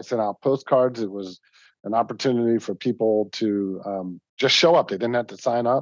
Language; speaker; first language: English; native; English